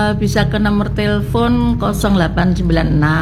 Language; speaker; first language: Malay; non-native, local second language; Javanese